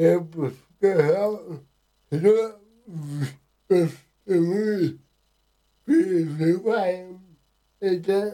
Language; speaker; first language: Ukrainian; non-native, local second language; Russian